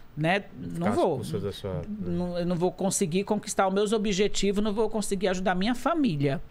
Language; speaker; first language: Portuguese; native; Portuguese